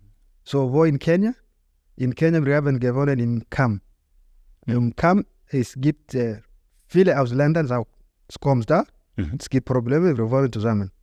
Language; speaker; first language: German; non-native, learner; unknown